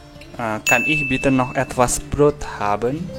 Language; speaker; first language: German; non-native, learner; Indonesian